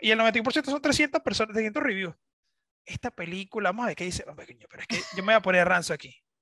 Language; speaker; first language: Spanish; native; Spanish